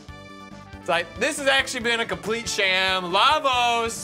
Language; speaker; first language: English; native; English